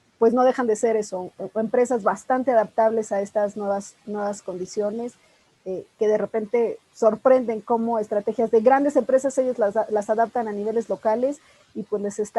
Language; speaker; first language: Spanish; native; Spanish